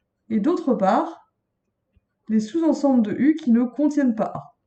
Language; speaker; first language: French; native; French